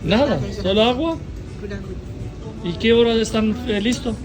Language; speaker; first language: Spanish; non-native, learner; Albanian